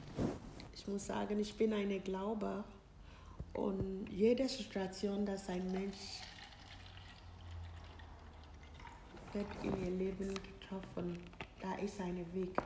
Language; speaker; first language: German; non-native, learner; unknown